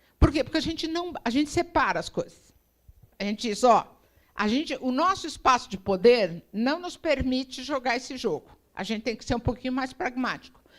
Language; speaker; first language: Portuguese; native; Portuguese